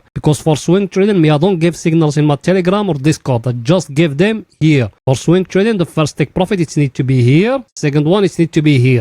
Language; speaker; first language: English; non-native, fluent; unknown